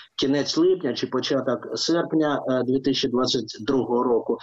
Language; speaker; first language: Ukrainian; non-native, local second language; Russian